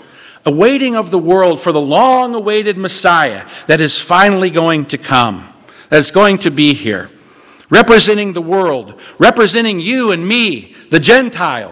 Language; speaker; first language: English; native; English